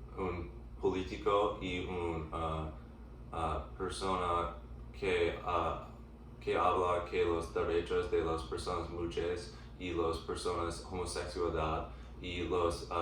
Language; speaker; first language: Spanish; non-native, learner; English